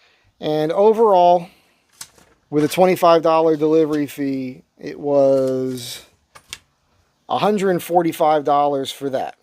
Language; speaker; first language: English; native; English